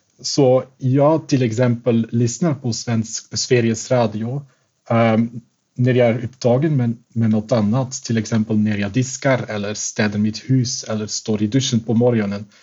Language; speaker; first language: Swedish; non-native, fluent; Dutch